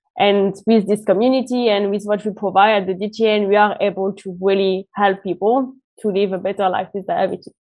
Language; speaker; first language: English; non-native, fluent; French